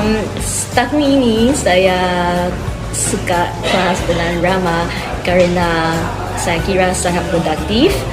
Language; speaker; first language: Indonesian; non-native, learner; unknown